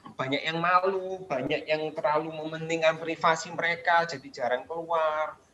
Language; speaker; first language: Indonesian; non-native, fluent; English